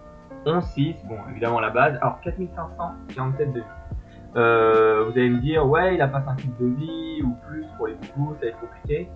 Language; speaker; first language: French; native; French